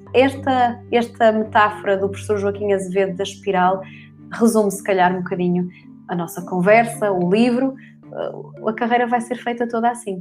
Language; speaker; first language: Portuguese; native; Portuguese